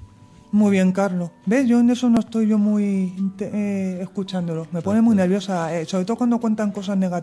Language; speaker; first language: Spanish; native; Spanish